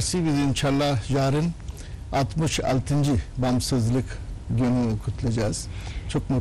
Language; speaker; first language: Turkish; non-native, learner; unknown